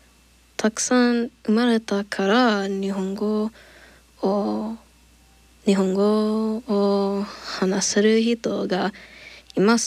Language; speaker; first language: Japanese; non-native, learner; English